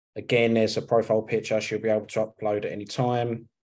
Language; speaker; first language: English; native; English